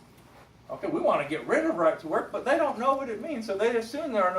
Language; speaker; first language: English; native; English